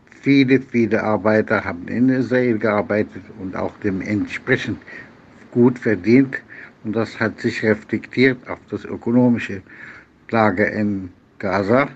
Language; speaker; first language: German; non-native, fluent; Arabic